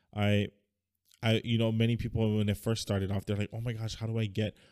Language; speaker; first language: English; native; English